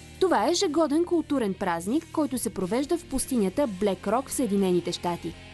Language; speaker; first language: Bulgarian; native; Bulgarian